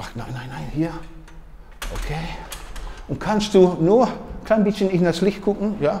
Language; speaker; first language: German; non-native, learner; Dutch